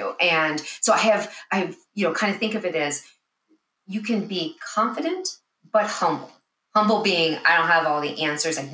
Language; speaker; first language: English; native; English